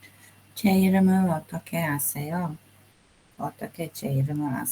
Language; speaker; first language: Korean; non-native, learner; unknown